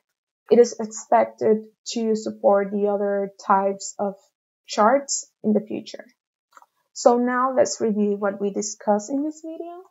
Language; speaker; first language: English; non-native, fluent; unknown